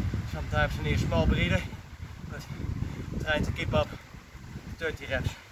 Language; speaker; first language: English; non-native, fluent; Dutch